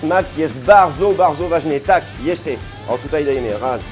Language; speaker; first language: Polish; non-native, learner; French